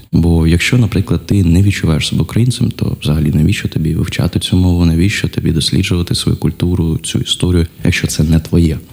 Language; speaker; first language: Ukrainian; non-native, local second language; Russian